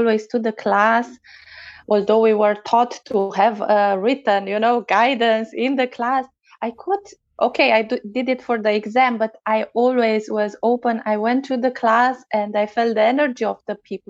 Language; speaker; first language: English; non-native, fluent; Romanian